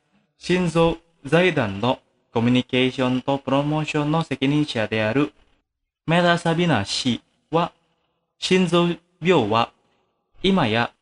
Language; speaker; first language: Japanese; non-native, fluent; Indonesian